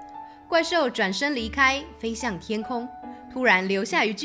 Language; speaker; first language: Chinese; native; Chinese